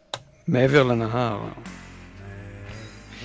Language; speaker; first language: Hebrew; native; Hebrew